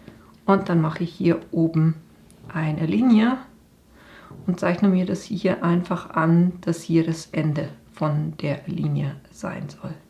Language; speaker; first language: German; native; German